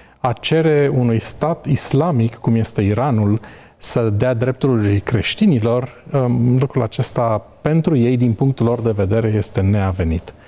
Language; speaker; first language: Romanian; native; Romanian